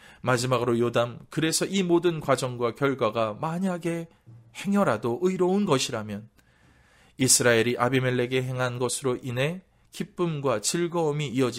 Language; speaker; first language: Korean; native; Korean